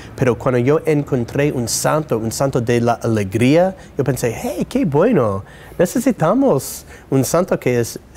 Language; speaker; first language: Spanish; non-native, fluent; English